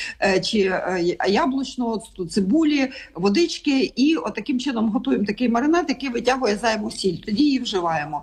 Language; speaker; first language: Ukrainian; native; Ukrainian